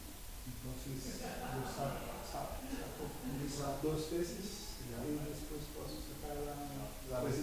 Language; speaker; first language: Spanish; non-native, learner; Portuguese